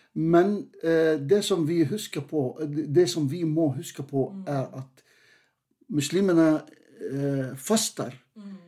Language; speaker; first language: Norwegian; non-native, fluent; Arabic